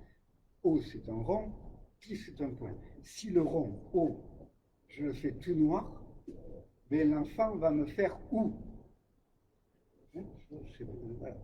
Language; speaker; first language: French; native; French